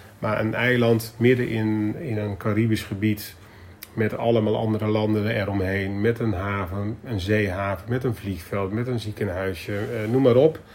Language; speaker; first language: Dutch; native; Dutch